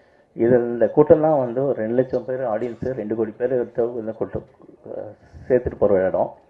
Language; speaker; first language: Tamil; native; Tamil